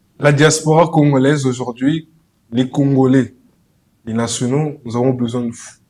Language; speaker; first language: French; non-native, local second language; Lingala